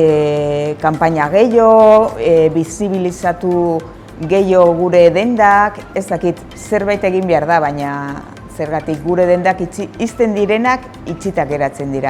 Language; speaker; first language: Basque; non-native, local second language; Spanish